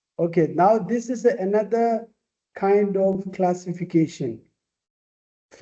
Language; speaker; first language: English; non-native, local second language; Tibetan